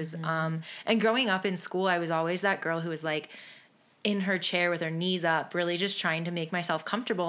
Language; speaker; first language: English; native; English